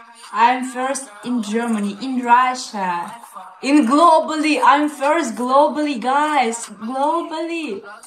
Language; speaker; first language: English; non-native, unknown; Russian